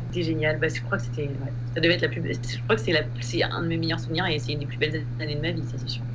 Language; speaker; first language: French; native; French